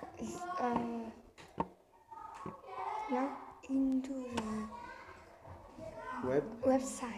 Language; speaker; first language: English; non-native, learner; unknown